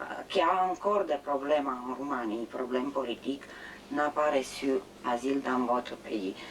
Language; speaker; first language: French; non-native, fluent; Romanian